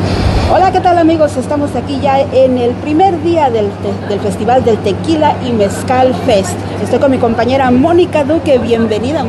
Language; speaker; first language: Spanish; native; Spanish